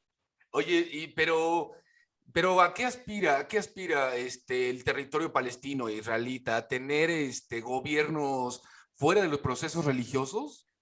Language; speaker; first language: Spanish; native; Spanish